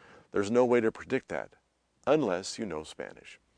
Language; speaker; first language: English; native; English